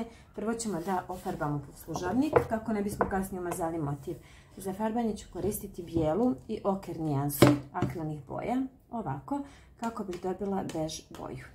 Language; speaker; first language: Croatian; native; Croatian